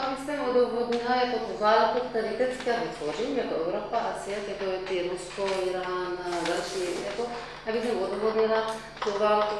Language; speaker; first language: Czech; non-native, fluent; Arabic